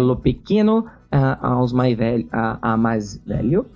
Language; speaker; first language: Spanish; non-native, learner; Portuguese